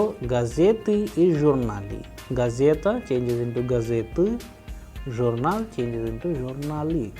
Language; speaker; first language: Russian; non-native, fluent; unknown